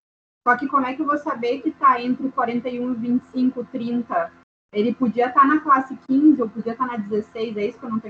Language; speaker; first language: Portuguese; native; Portuguese